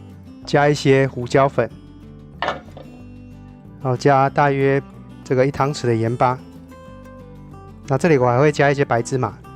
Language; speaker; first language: Chinese; native; Chinese